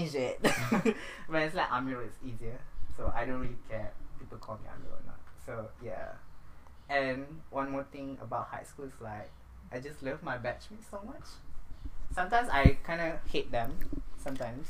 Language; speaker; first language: English; non-native, local second language; Malay